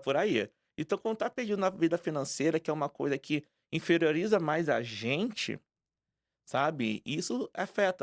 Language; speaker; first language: Portuguese; native; Portuguese